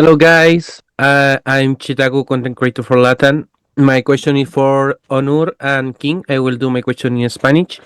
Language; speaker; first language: English; non-native, fluent; Spanish